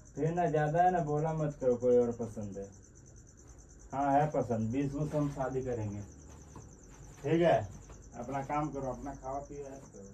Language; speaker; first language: Hindi; native; Hindi